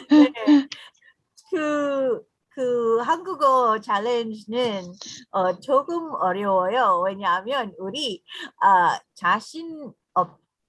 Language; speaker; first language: Korean; non-native, learner; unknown